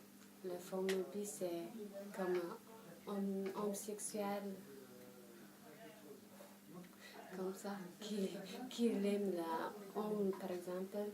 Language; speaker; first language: French; non-native, learner; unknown